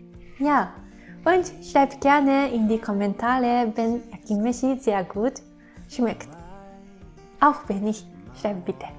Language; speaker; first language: German; non-native, learner; Japanese